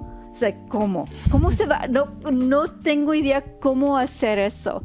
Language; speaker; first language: Spanish; early bilingual, heritage; Spanish